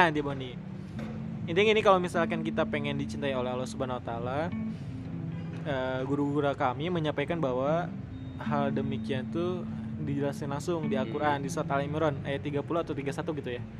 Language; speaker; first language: Indonesian; native; Indonesian